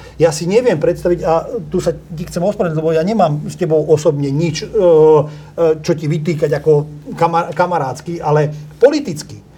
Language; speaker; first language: Slovak; non-native, local second language; Hungarian